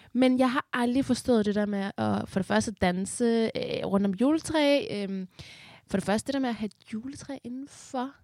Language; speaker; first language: Danish; early bilingual, other home language; Persian